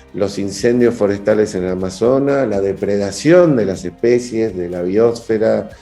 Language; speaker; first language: Spanish; native; Spanish